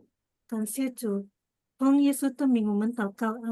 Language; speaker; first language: Chinese; non-native, learner; Indonesian